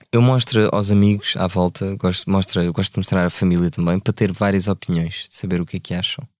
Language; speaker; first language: Portuguese; early bilingual, other home language; French